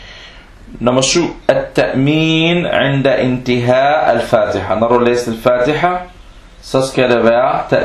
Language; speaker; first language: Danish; non-native, fluent; Arabic